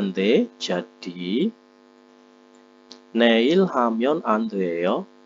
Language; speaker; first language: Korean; non-native, fluent; Indonesian